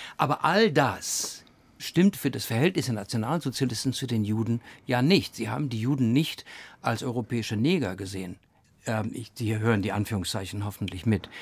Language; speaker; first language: German; early bilingual, other home language; English